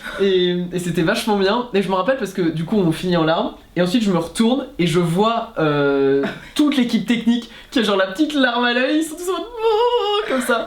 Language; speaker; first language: French; native; French